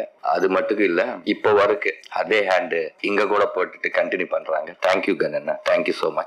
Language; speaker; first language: Tamil; non-native, learner; Telugu